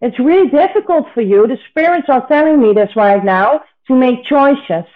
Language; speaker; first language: English; non-native, fluent; Dutch